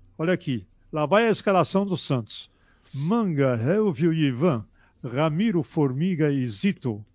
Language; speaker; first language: Portuguese; early bilingual, other home language; German